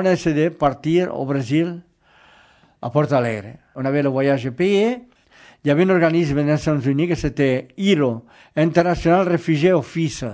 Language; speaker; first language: French; non-native, fluent; Catalan